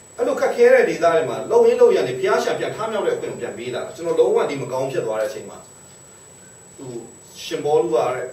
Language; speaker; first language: Burmese; non-native, local second language; Hakha Chin